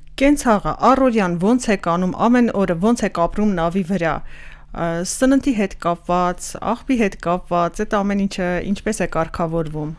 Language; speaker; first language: Armenian; native; Armenian